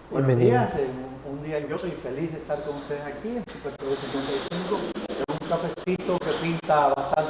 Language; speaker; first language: Spanish; native; Spanish